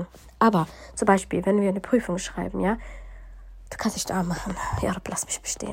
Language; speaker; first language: German; early bilingual, other home language; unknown